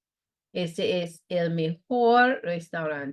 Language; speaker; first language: Spanish; non-native, fluent; English